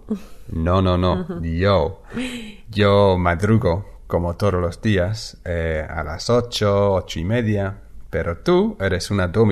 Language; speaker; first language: Spanish; non-native, fluent; English